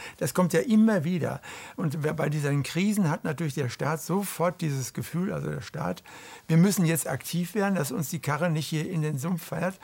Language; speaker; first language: German; native; German